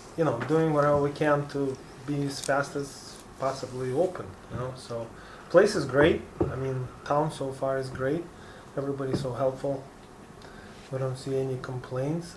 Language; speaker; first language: English; non-native, fluent; Lithuanian